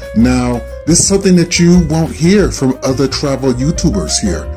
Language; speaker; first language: English; native; English